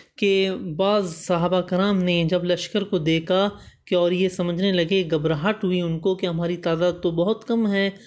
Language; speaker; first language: Urdu; native; Urdu